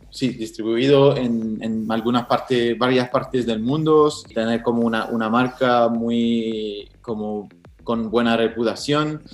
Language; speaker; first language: Spanish; non-native, fluent; French